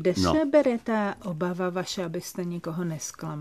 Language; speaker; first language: Czech; native; Czech